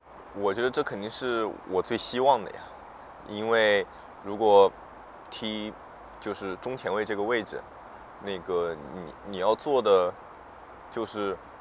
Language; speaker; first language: Portuguese; non-native, learner; Chinese